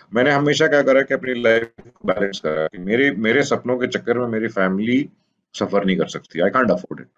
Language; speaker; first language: Hindi; native; Hindi